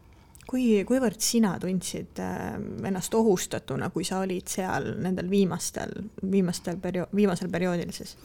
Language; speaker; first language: Estonian; native; Estonian